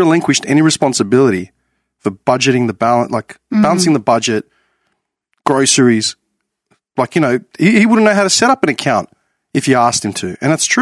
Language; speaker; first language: English; native; English